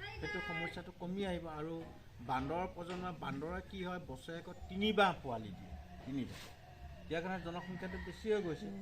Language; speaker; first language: Assamese; non-native, local second language; Mising